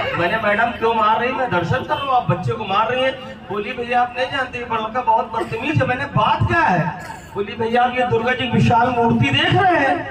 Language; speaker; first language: Hindi; native; Hindi